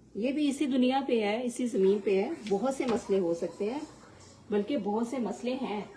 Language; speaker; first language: Urdu; native; Urdu